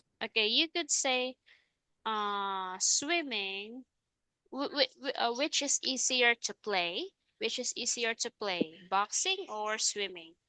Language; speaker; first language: English; non-native, fluent; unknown